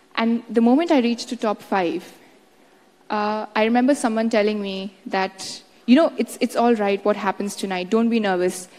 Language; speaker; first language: English; non-native, local second language; Hindi